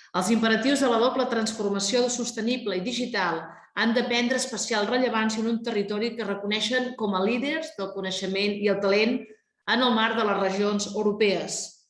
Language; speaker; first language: Catalan; native; Catalan